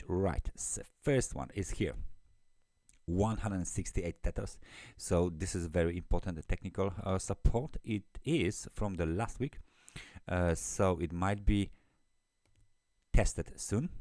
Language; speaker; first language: English; non-native, fluent; Polish